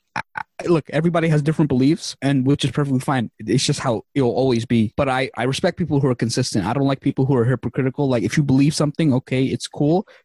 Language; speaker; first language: English; native; English